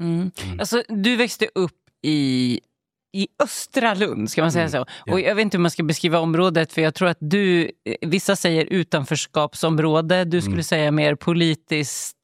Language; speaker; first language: Swedish; native; Swedish